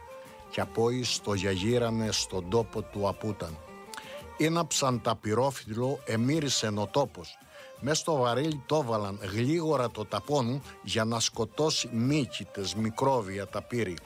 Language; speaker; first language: Greek; native; Greek